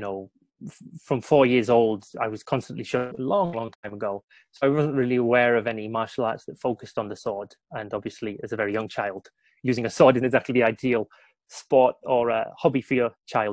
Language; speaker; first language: English; native; English